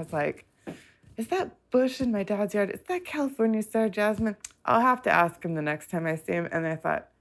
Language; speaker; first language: English; native; English